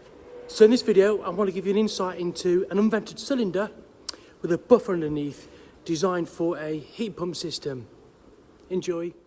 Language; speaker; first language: English; native; English